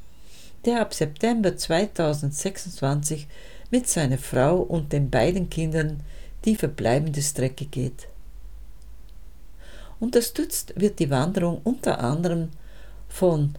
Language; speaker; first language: German; native; German